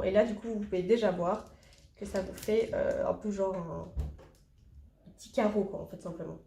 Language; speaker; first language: French; native; French